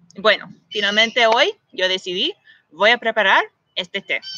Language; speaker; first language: Spanish; non-native, fluent; English